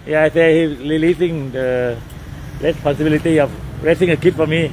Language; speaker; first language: English; non-native, learner; Thai